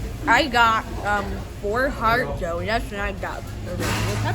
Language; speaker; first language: English; native; English